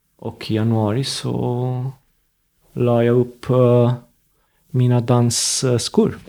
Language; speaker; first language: Swedish; non-native, fluent; Romanian